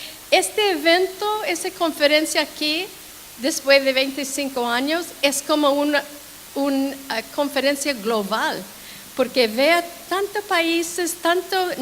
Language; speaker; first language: Spanish; non-native, fluent; English